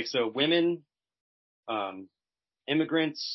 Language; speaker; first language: English; native; English